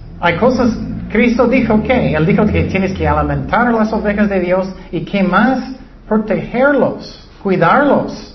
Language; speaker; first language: Spanish; non-native, learner; English